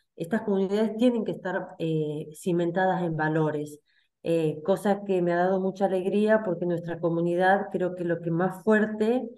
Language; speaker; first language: Spanish; native; Spanish